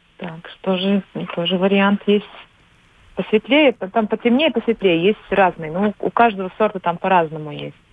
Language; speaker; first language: Russian; non-native, local second language; Latvian